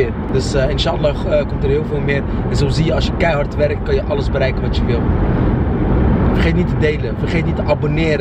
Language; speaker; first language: Dutch; native; Dutch